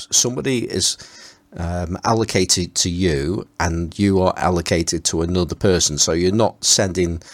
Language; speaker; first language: English; native; English